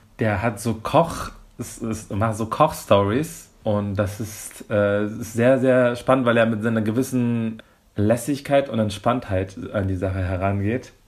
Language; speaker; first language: German; early bilingual, other home language; Persian